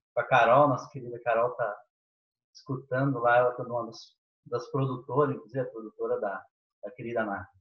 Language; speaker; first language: Portuguese; native; Portuguese